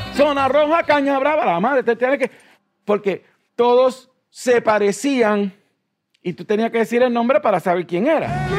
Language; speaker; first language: Spanish; native; Spanish